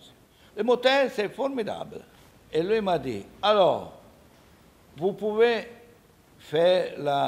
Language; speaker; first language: French; non-native, learner; Italian